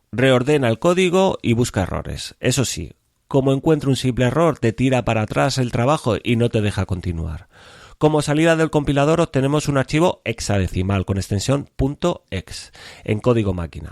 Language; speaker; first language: Spanish; native; Spanish